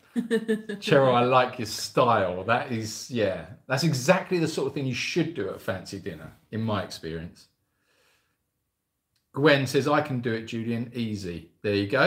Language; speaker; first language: English; native; English